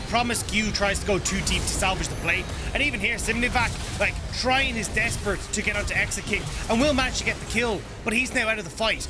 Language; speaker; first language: English; native; English